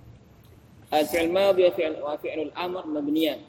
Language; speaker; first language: Arabic; non-native, fluent; Indonesian